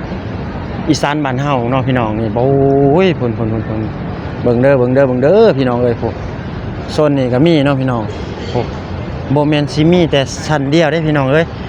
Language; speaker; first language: Thai; non-native, local second language; Lao